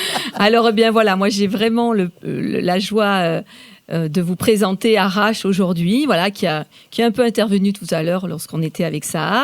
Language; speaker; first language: French; native; French